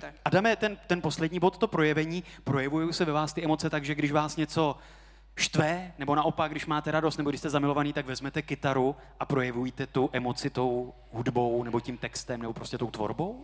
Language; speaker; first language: Czech; native; Czech